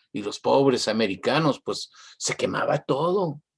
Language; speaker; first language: Spanish; early bilingual, heritage; Spanish